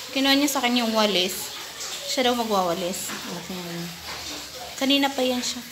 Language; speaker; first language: Filipino; non-native, local second language; Bikol